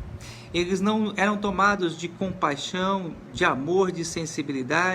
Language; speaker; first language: Portuguese; native; Portuguese